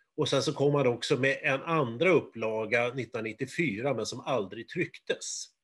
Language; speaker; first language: Swedish; native; Swedish